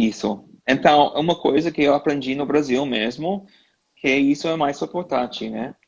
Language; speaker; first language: Portuguese; non-native, learner; English